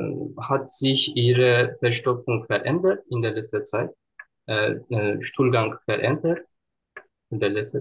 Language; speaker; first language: German; non-native, learner; Turkish